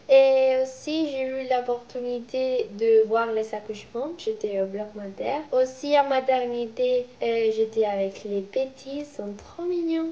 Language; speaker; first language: French; non-native, fluent; Spanish